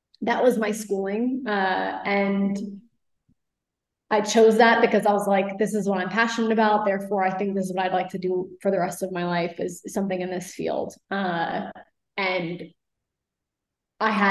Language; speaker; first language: English; native; English